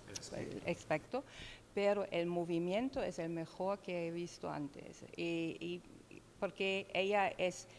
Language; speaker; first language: Spanish; non-native, learner; German